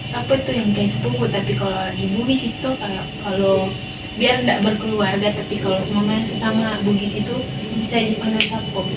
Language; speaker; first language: Indonesian; native; Indonesian